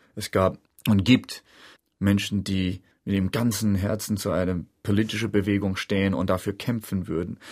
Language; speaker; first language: German; non-native, fluent; English